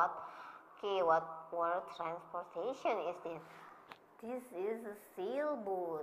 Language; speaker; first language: English; non-native, learner; Indonesian